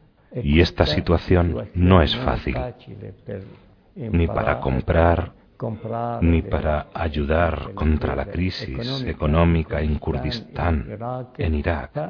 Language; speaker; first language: Spanish; non-native, fluent; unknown